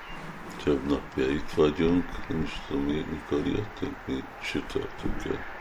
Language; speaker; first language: Hungarian; early bilingual, heritage; Hungarian